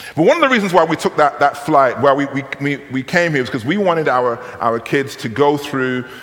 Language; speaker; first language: English; native; English